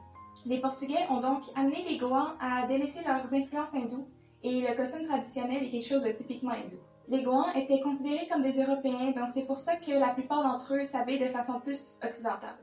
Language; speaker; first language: French; native; French